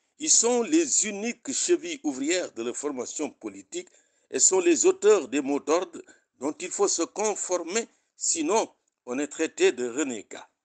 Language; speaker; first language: French; non-native, local second language; Wolof